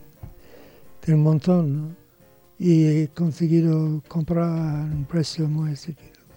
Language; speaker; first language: Spanish; non-native, learner; English